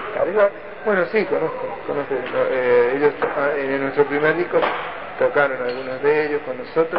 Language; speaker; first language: Spanish; native; Spanish